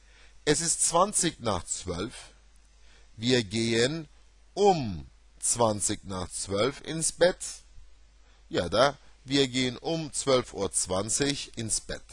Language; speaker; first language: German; non-native, fluent; Turkish